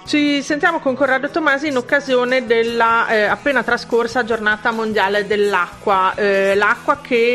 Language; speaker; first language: Italian; native; Italian